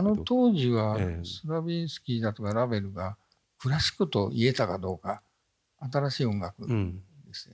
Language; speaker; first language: Japanese; native; Japanese